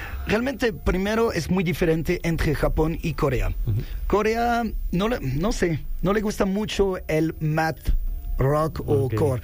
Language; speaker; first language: Spanish; non-native, fluent; French